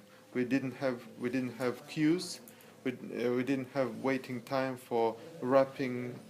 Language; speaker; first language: English; non-native, learner; Russian